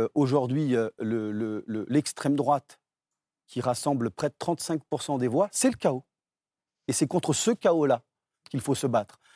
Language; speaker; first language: French; early bilingual, other home language; Portuguese